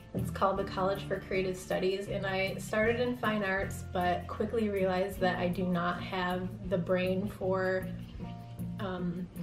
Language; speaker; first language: English; native; English